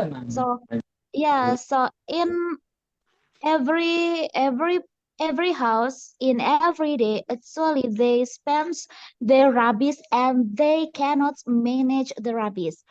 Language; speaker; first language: English; non-native, learner; Indonesian